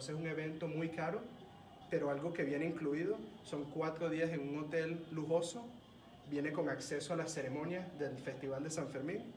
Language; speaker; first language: Spanish; early bilingual, heritage; Spanish